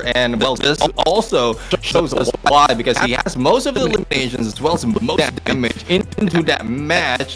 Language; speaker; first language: English; non-native, local second language; Filipino